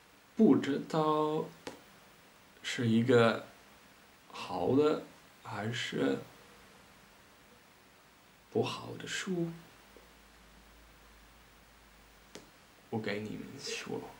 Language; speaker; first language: Chinese; non-native, learner; Dutch